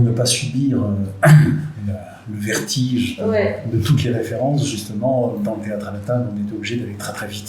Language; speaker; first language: French; native; French